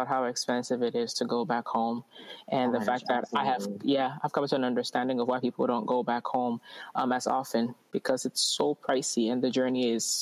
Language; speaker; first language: English; non-native, local second language; Akan